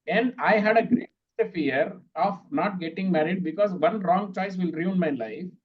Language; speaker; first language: English; non-native, local second language; Kannada